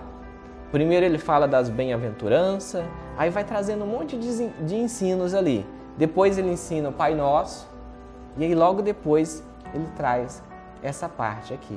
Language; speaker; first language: Portuguese; native; Portuguese